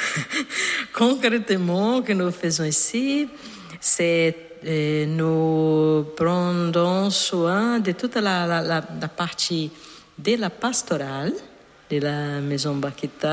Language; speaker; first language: French; non-native, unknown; Portuguese